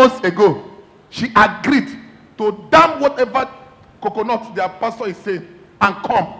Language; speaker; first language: English; non-native, local second language; Igbo